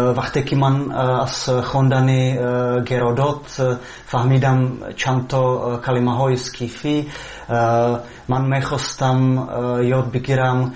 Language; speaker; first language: Persian; non-native, fluent; Slovak